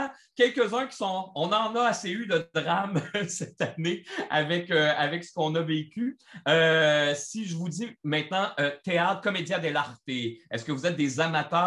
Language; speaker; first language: French; native; French